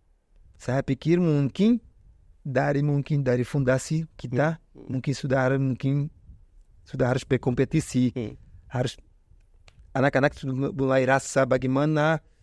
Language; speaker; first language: Indonesian; non-native, fluent; Portuguese